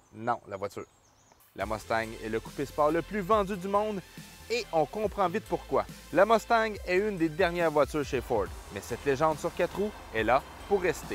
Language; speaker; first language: French; native; French